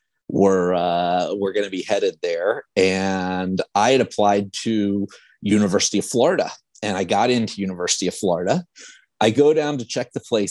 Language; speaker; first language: English; native; English